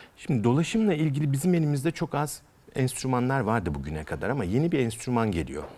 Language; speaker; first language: Turkish; native; Turkish